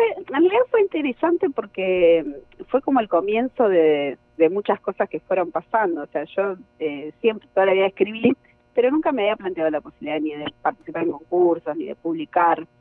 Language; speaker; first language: Spanish; native; Spanish